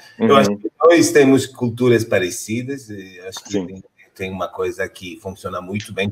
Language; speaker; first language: Portuguese; non-native, fluent; French